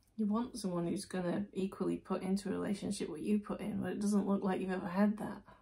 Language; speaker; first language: English; native; English